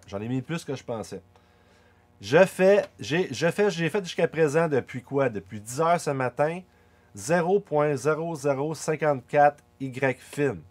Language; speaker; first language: French; native; French